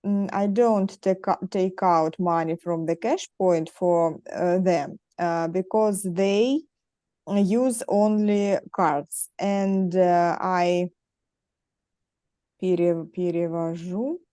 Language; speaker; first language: English; non-native, learner; Russian